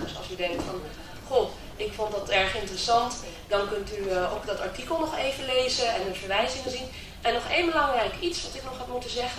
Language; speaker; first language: Dutch; native; Dutch